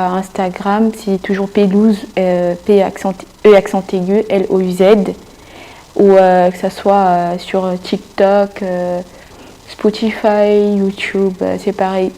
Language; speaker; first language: French; non-native, local second language; Sango